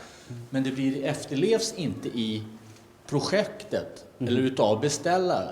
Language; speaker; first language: Swedish; native; Swedish